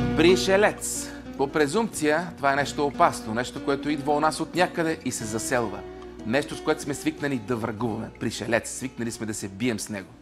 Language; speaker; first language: Bulgarian; native; Bulgarian